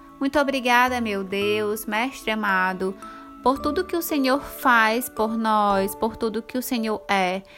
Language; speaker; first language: Portuguese; native; Portuguese